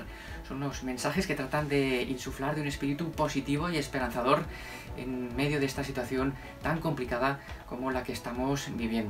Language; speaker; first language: Spanish; native; Spanish